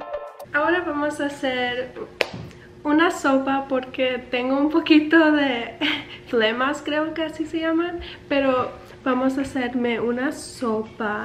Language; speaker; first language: Spanish; early bilingual, heritage; English